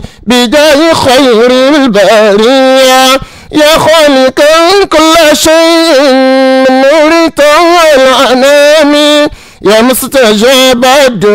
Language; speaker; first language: Arabic; non-native, learner; Yoruba